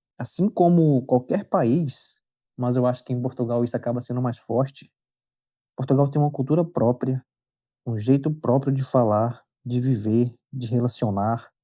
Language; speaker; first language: Portuguese; native; Portuguese